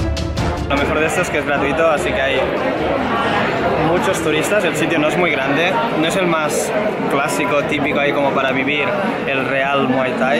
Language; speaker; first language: Spanish; non-native, local second language; Catalan